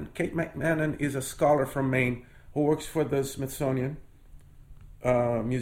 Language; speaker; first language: English; non-native, fluent; Portuguese